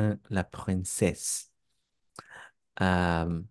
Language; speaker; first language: French; non-native, learner; English